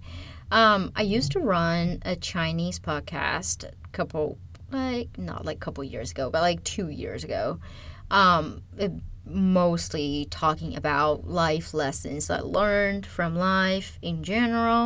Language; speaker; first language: English; non-native, fluent; Chinese